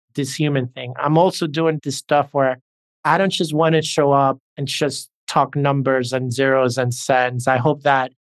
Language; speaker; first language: English; early bilingual, other home language; Spanish